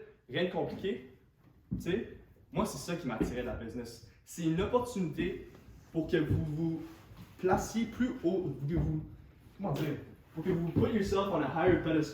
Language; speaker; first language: French; native; French